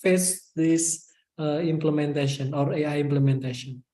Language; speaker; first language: English; non-native, fluent; Indonesian